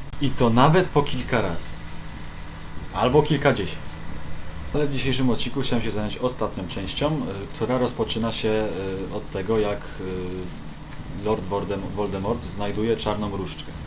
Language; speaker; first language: Polish; native; Polish